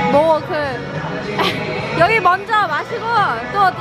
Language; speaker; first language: Korean; early bilingual, heritage; Korean